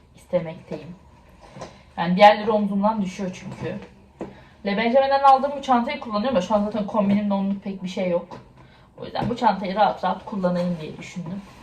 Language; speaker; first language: Turkish; native; Turkish